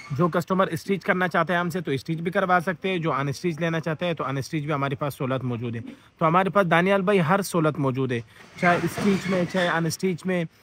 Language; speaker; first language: Urdu; native; Urdu